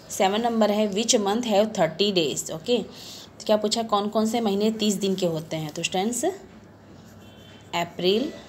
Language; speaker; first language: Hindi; non-native, local second language; Gujarati